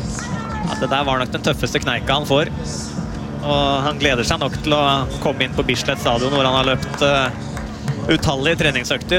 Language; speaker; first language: Norwegian; native; Norwegian